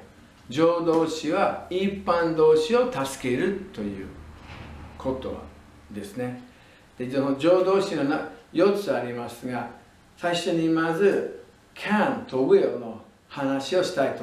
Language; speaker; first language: Japanese; non-native, fluent; English